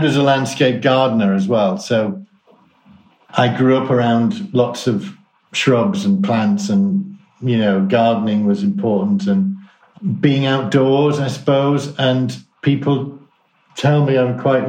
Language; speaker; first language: English; native; English